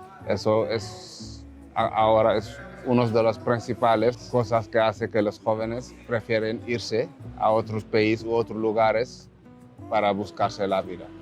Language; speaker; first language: Spanish; non-native, learner; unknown